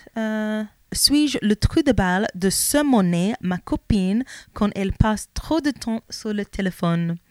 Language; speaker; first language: French; non-native, learner; English